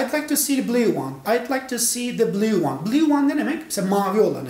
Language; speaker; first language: English; non-native, fluent; Turkish